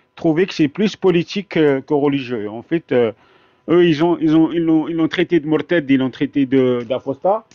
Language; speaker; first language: French; non-native, local second language; Arabic